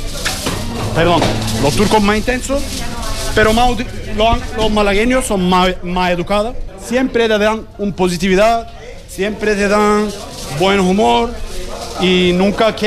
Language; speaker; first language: Spanish; non-native, learner; Turkish